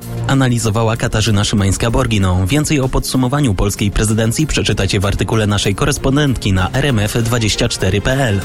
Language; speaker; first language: Polish; native; Polish